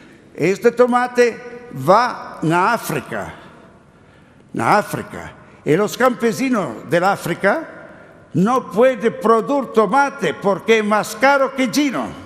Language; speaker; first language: Spanish; non-native, learner; Italian